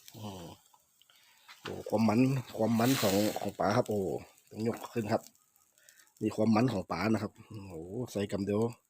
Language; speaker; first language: Thai; native; Thai